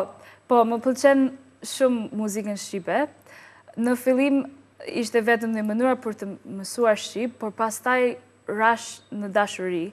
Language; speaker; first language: Albanian; non-native, learner; English